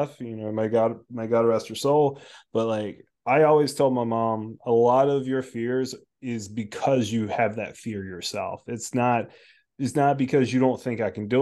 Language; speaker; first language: English; native; English